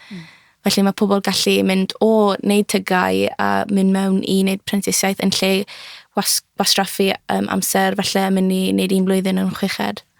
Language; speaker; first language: Welsh; native; Welsh